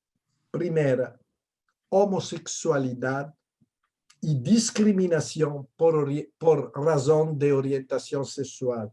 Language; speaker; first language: Spanish; non-native, fluent; Italian